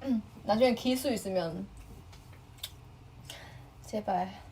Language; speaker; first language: Korean; non-native, fluent; Chinese